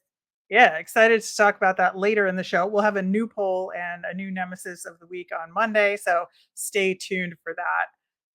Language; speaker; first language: English; native; English